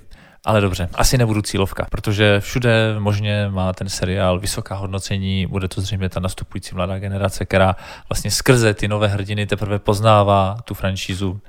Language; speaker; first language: Czech; native; Czech